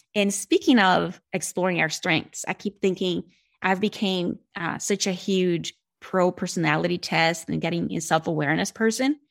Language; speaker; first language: English; non-native, fluent; Portuguese